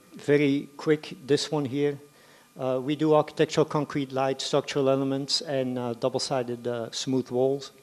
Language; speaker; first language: English; non-native, fluent; Dutch